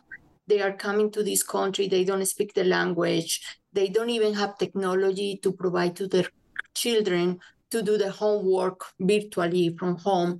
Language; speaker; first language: English; non-native, fluent; Spanish